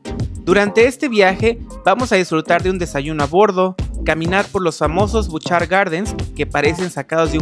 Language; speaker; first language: Spanish; native; Spanish